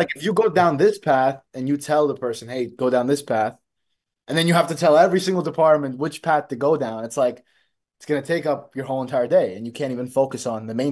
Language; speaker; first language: English; early bilingual, other home language; Russian